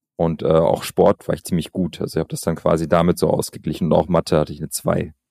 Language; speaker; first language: German; early bilingual, other home language; Albanian